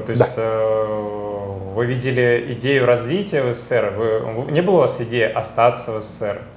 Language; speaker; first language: Russian; native; Russian